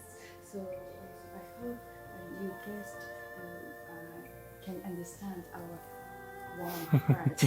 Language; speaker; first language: English; non-native, fluent; Japanese